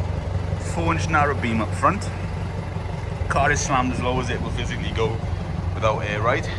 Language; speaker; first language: English; native; English